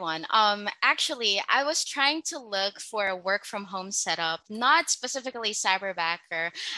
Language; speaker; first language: English; non-native, local second language; Filipino